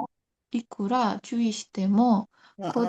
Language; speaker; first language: Japanese; non-native, learner; Indonesian